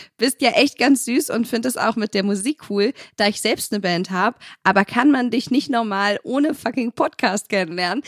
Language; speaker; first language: German; early bilingual, other home language; Arabic